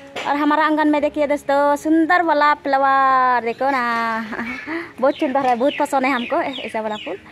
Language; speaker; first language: Hindi; non-native, local second language; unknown